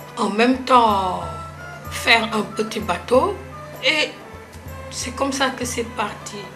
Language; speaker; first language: French; non-native, local second language; Wolof